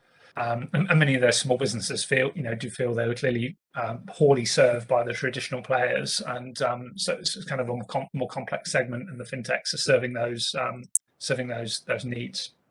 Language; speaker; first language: English; native; English